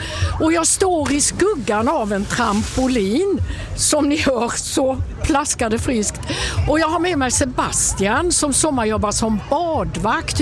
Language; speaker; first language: Swedish; native; Swedish